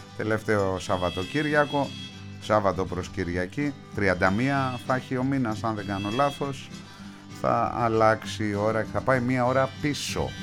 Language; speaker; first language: Greek; native; Greek